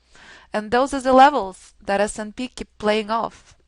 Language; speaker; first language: English; non-native, fluent; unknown